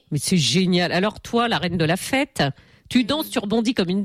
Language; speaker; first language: French; native; French